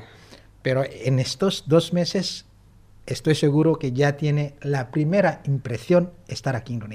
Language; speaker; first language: Spanish; non-native, fluent; Indonesian